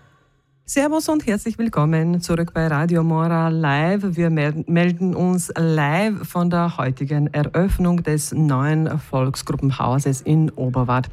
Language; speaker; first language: German; native; German